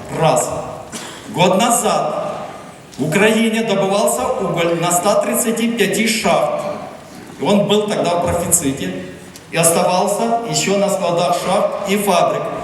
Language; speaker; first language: Russian; non-native, local second language; Ukrainian